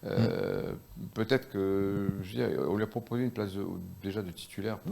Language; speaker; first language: French; native; French